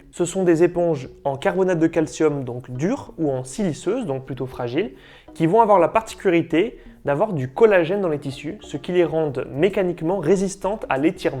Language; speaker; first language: French; native; French